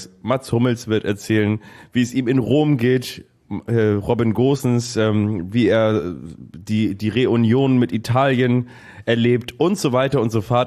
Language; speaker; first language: German; native; German